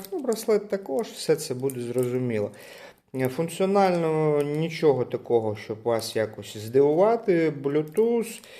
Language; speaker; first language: Ukrainian; non-native, local second language; Russian